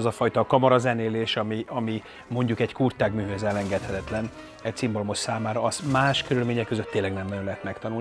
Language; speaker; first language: Hungarian; native; Hungarian